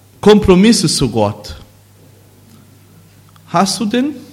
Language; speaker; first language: German; non-native, learner; Portuguese